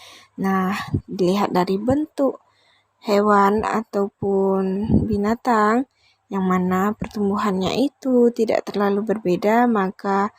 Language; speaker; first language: Indonesian; native; Indonesian